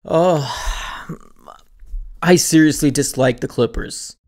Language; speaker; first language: English; native; English